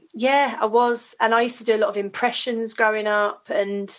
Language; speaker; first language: English; native; English